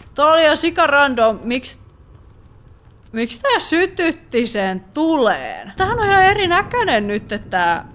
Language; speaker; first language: Finnish; native; Finnish